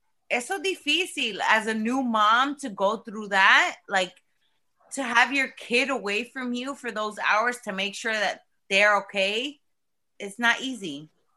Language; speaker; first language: English; early bilingual, other home language; Spanish